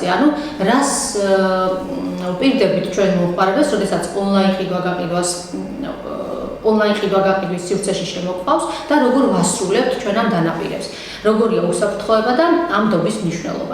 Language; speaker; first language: Georgian; native; Georgian